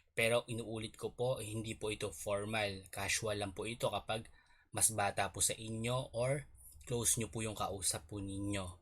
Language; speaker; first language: Filipino; native; Filipino